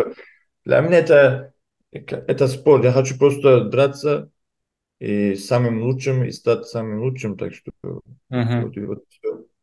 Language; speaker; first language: Russian; early bilingual, heritage; Kumyk